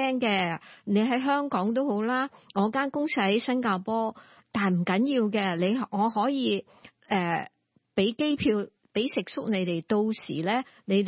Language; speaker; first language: Cantonese; native; Cantonese